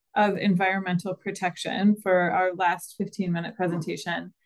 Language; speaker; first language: English; native; English